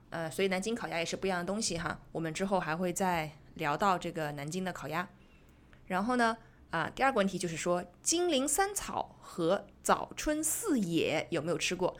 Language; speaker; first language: Chinese; native; Chinese